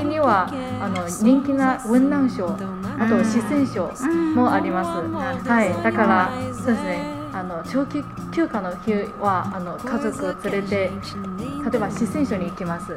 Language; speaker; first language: Japanese; non-native, fluent; Chinese